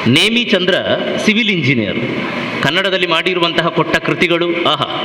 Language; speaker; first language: Kannada; non-native, local second language; Tulu